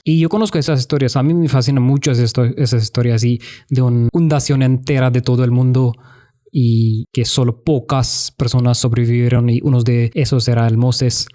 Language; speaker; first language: Spanish; non-native, fluent; Hindi